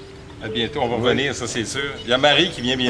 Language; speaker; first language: French; native; French